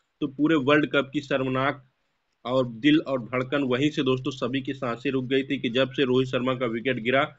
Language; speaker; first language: Hindi; native; Hindi